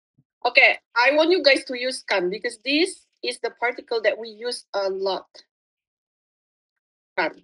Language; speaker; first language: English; non-native, fluent; Indonesian